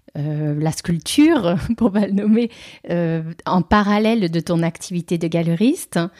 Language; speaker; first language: French; native; French